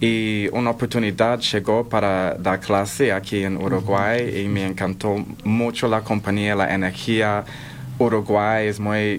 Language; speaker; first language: Spanish; non-native, learner; English